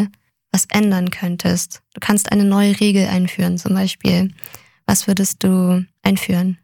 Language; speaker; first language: German; native; German